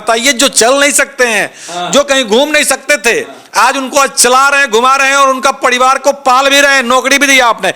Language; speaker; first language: Hindi; native; Hindi